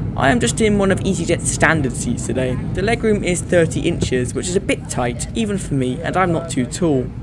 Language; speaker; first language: English; native; English